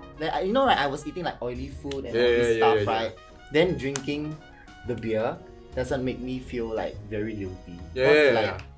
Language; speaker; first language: English; non-native, local second language; Pampanga